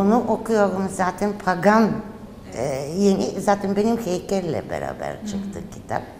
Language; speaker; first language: Turkish; non-native, fluent; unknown